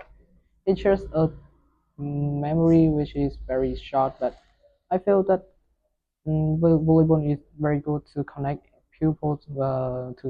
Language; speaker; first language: English; non-native, learner; Vietnamese